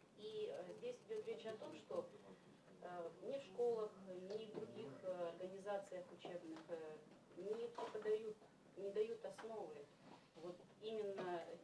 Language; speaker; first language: Russian; native; Russian